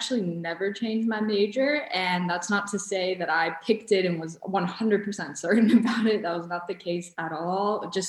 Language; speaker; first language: English; early bilingual, other home language; Bosnian